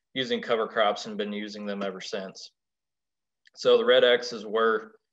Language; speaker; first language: English; native; English